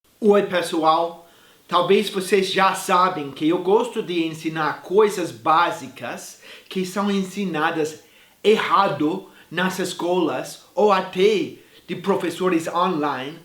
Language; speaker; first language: Portuguese; non-native, fluent; English